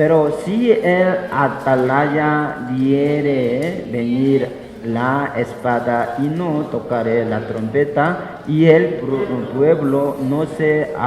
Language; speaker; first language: Spanish; non-native, fluent; Korean